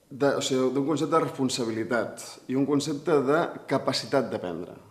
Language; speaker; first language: Catalan; native; Catalan